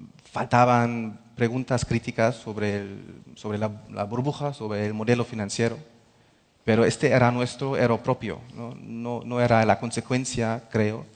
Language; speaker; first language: Spanish; non-native, fluent; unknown